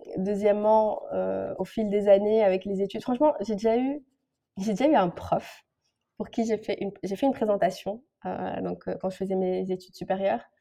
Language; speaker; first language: French; non-native, local second language; Arabic